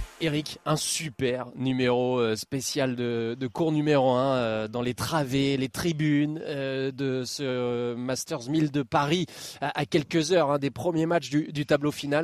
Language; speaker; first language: French; native; French